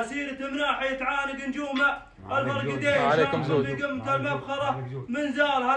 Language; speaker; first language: Arabic; native; Arabic